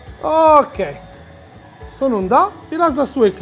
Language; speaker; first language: Turkish; non-native, learner; Italian